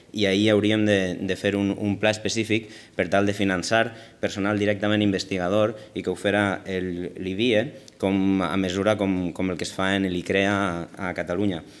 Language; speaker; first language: Catalan; native; Catalan